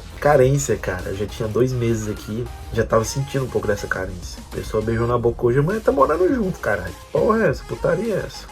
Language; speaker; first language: Portuguese; native; Portuguese